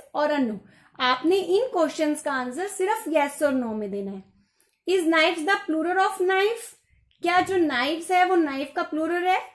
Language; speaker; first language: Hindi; non-native, local second language; Gujarati